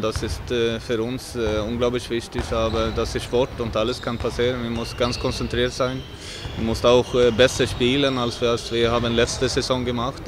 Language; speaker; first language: German; non-native, fluent; Swedish